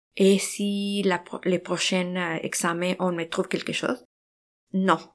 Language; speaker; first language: French; non-native, fluent; Spanish